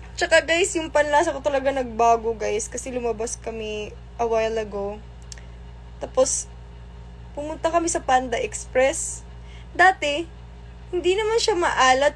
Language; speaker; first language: Filipino; non-native, local second language; Cebuano